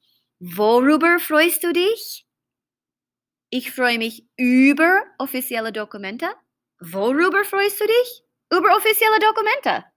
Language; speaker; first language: German; non-native, fluent; English